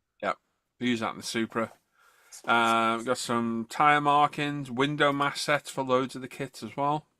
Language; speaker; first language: English; native; English